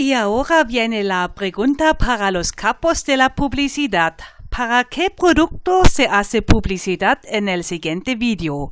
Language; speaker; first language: Spanish; non-native, fluent; German